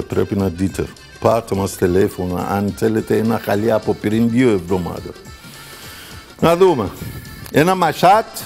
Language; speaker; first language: Greek; non-native, learner; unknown